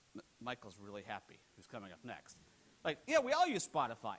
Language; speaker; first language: English; native; English